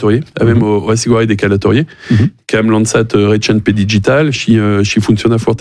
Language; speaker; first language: Romanian; non-native, learner; French